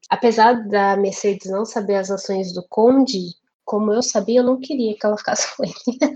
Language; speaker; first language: Portuguese; native; Portuguese